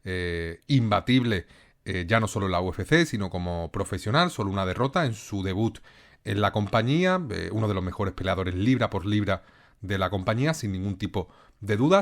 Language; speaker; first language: Spanish; native; Spanish